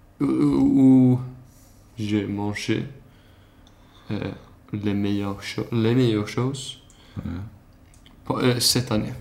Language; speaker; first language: French; non-native, learner; Swedish